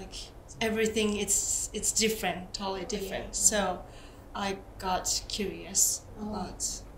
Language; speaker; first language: English; non-native, learner; Japanese